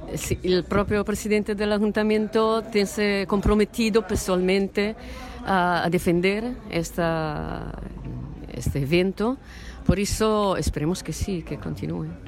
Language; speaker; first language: Spanish; non-native, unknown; Italian